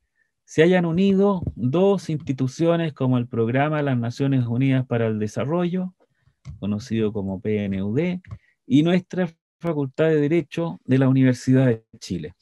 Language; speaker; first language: Spanish; native; Spanish